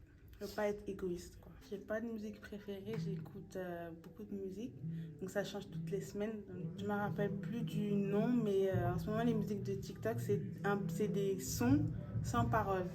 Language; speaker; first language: French; native; French